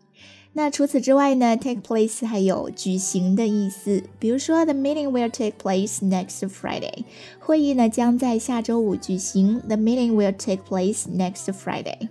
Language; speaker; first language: Chinese; native; Chinese